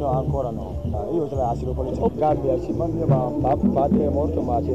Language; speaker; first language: Italian; non-native, learner; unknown